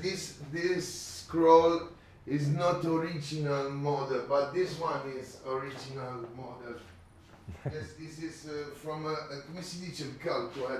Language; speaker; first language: English; non-native, learner; Italian